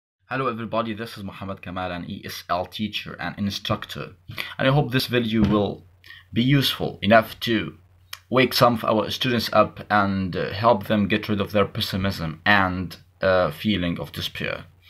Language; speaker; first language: English; non-native, fluent; Arabic